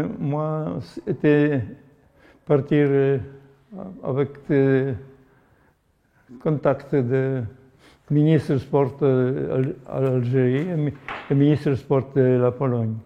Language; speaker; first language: French; non-native, learner; Polish